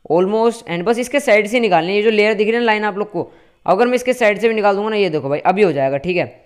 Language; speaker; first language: Hindi; native; Hindi